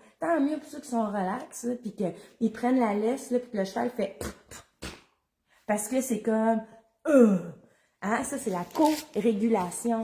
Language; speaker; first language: French; native; French